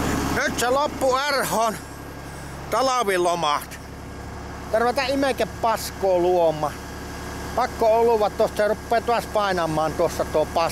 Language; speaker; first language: Finnish; native; Finnish